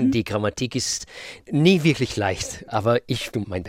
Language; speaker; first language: German; non-native, fluent; Russian